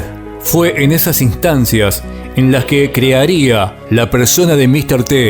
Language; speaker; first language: Spanish; native; Spanish